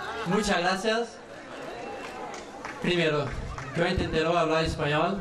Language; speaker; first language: Spanish; non-native, learner; Portuguese